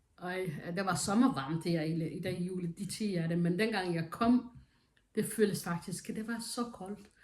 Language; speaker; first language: Danish; non-native, fluent; Somali